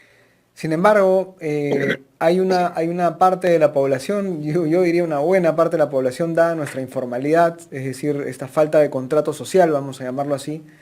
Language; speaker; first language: Spanish; native; Spanish